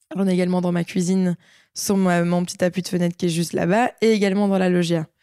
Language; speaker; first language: French; native; French